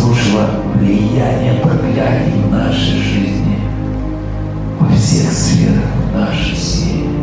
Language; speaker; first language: Russian; native; Russian